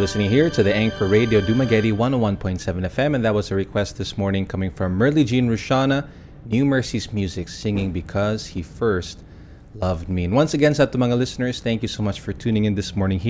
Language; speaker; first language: English; non-native, local second language; Cebuano